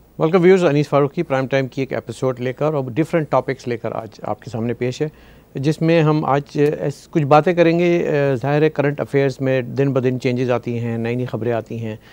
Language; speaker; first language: Urdu; native; Urdu